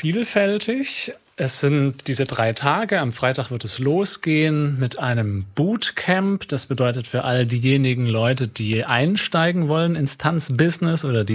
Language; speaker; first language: German; native; German